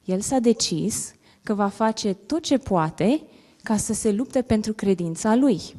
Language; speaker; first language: Romanian; non-native, learner; English